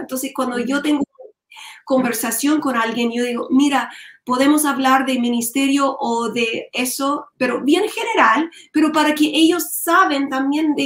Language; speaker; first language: Spanish; non-native, learner; English